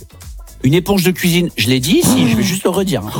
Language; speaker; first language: French; native; French